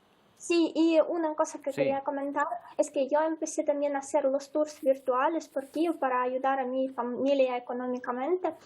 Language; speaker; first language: Spanish; non-native, fluent; Ukrainian